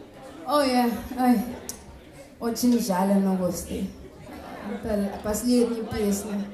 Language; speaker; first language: Russian; non-native, learner; English